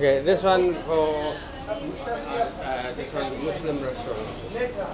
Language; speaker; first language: English; non-native, local second language; Hindi